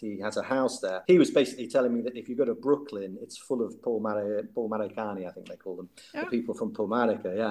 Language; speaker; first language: English; native; English